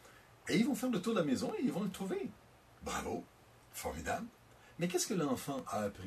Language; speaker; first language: French; native; French